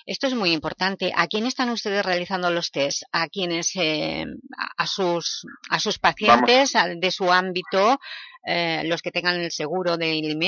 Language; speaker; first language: Spanish; native; Spanish